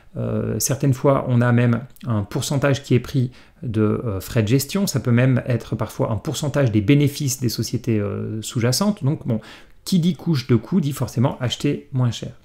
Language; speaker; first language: French; native; French